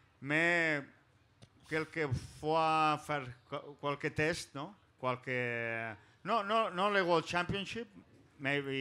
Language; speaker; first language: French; non-native, learner; Spanish